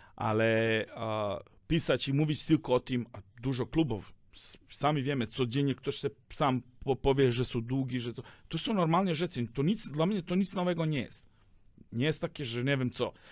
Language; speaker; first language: Polish; non-native, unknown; Serbian